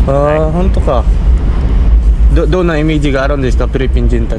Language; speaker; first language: Japanese; non-native, learner; Filipino